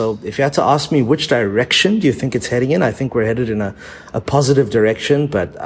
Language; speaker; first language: English; native; English